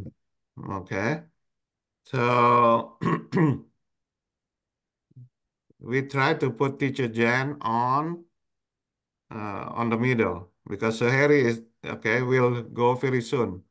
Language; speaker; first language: English; non-native, local second language; Indonesian